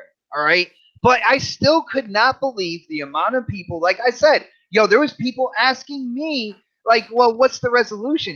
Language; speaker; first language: English; native; English